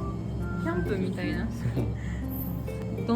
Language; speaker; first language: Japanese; non-native, fluent; French